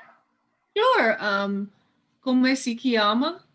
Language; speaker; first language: Italian; non-native, learner; English